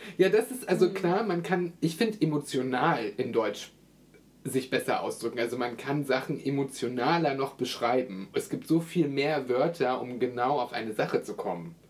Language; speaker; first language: German; native; German